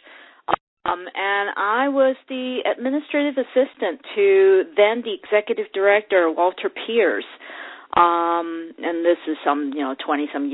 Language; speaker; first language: English; non-native, local second language; Cantonese